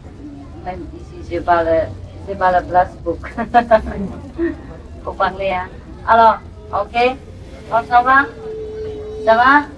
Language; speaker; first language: French; non-native, learner; Vietnamese